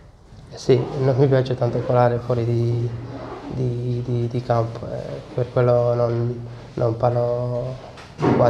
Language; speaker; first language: Italian; non-native, learner; Serbian